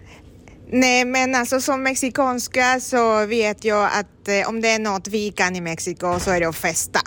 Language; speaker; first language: Swedish; non-native, fluent; Spanish